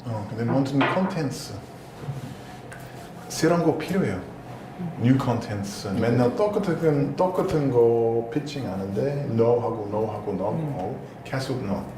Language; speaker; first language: Korean; non-native, learner; English